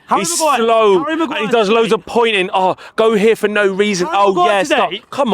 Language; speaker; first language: English; native; English